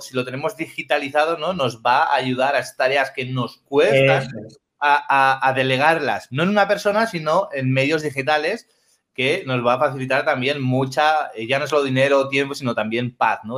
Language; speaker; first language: Spanish; native; Spanish